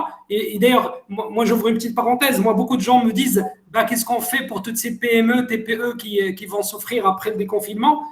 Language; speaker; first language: French; non-native, local second language; Arabic